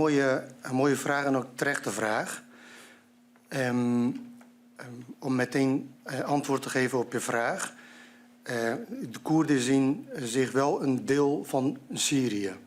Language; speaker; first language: Dutch; non-native, fluent; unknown